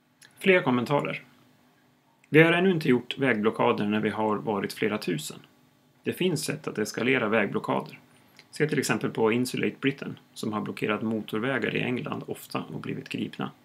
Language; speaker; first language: Swedish; native; Swedish